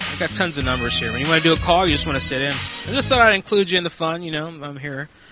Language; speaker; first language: English; native; English